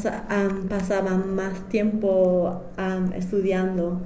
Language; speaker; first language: Spanish; non-native, fluent; English